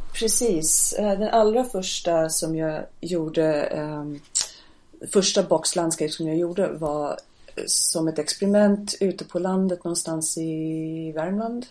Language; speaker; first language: Swedish; non-native, fluent; English